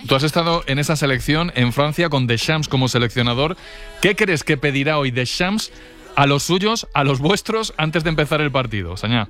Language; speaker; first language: Spanish; native; Spanish